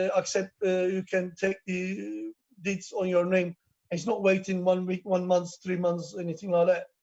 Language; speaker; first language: English; non-native, learner; Turkish